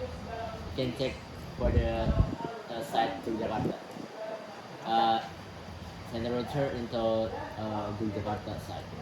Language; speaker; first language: English; non-native, learner; Indonesian